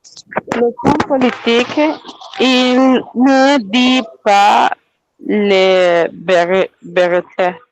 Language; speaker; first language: French; non-native, learner; Spanish